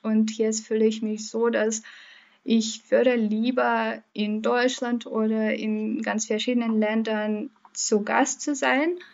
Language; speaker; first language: German; non-native, fluent; Russian